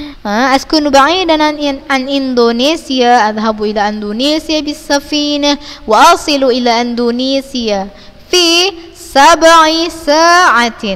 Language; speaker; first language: Arabic; non-native, fluent; Indonesian